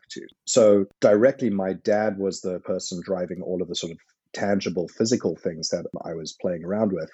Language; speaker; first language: English; native; English